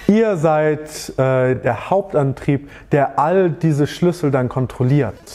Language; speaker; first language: German; native; German